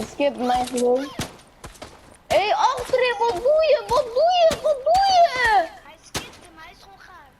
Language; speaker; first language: Dutch; early bilingual, other home language; Turkish